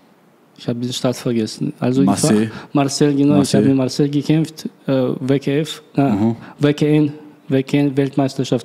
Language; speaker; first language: German; non-native, learner; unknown